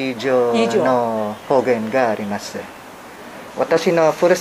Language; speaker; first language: Japanese; non-native, learner; Hiligaynon